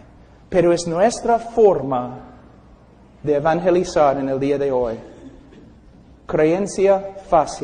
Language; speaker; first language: Spanish; non-native, fluent; English